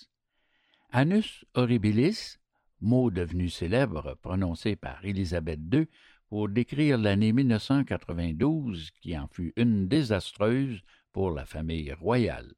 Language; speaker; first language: French; native; French